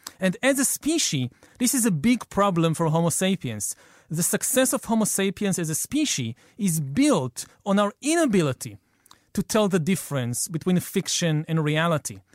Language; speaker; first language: English; non-native, fluent; Hebrew